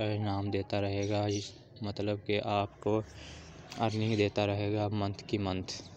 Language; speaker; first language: Urdu; non-native, local second language; Punjabi